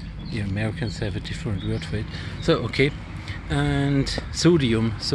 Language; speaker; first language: English; non-native, fluent; German